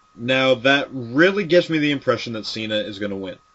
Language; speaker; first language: English; native; English